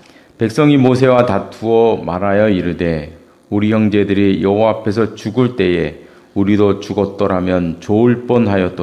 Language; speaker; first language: Korean; native; Korean